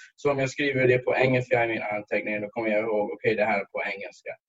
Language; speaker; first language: Swedish; early bilingual, heritage; English